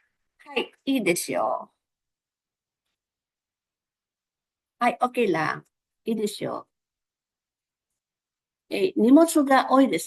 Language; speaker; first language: Japanese; non-native, fluent; Filipino